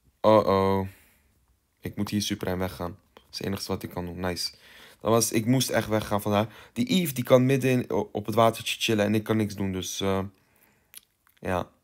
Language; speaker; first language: Dutch; early bilingual, other home language; Turkish